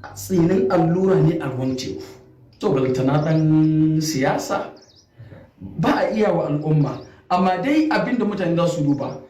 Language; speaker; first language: Hausa; native; Hausa